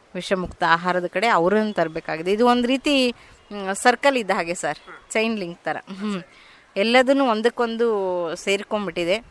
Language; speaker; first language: Kannada; native; Kannada